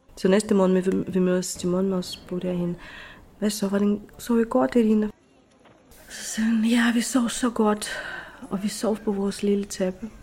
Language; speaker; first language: Danish; non-native, fluent; Ukrainian